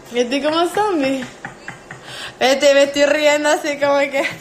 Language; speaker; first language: Spanish; native; Spanish